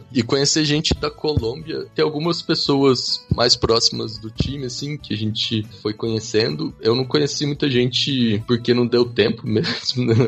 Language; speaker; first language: Portuguese; native; Portuguese